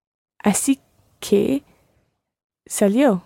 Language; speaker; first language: Spanish; non-native, learner; English